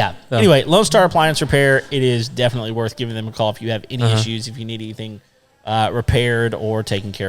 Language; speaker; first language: English; native; English